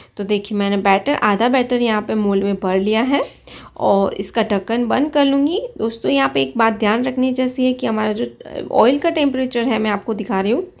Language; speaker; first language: Hindi; non-native, local second language; Gujarati